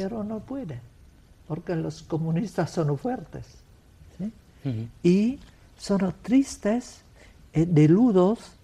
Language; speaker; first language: Spanish; non-native, learner; Vietnamese